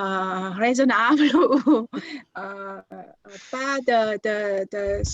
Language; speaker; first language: French; non-native, fluent; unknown